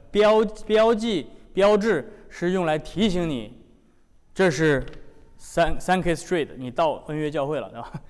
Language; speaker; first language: Chinese; native; Chinese